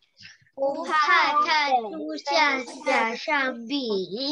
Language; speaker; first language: Chinese; early bilingual, heritage; Chinese